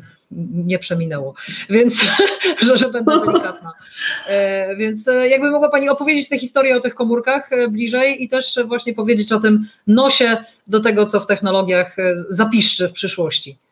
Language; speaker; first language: Polish; native; Polish